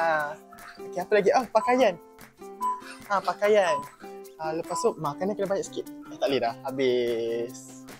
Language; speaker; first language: Malay; native; Malay